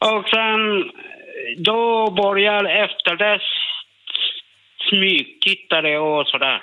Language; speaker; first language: Swedish; non-native, learner; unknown